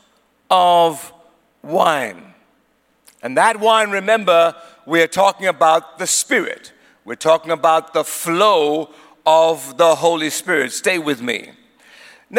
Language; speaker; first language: English; non-native, local second language; Swati